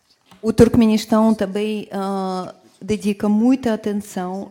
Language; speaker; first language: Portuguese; non-native, fluent; Russian